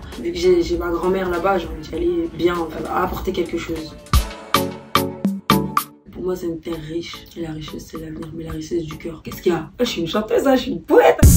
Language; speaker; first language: French; native; French